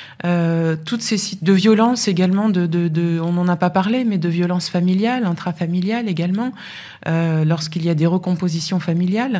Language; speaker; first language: French; native; French